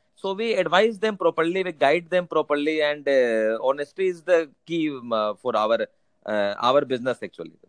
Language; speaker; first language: English; non-native, local second language; Hindi